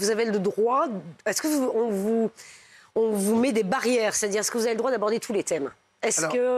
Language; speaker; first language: French; native; French